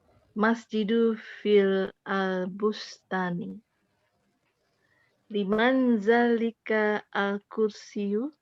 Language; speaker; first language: Arabic; non-native, learner; Indonesian